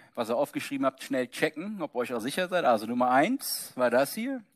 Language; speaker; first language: German; native; German